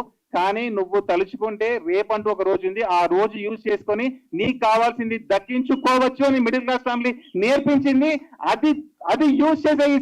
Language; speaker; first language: Telugu; native; Telugu